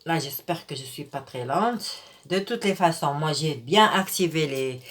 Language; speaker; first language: French; non-native, local second language; Arabic